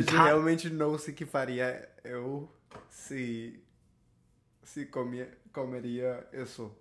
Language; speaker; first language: Portuguese; non-native, learner; Spanish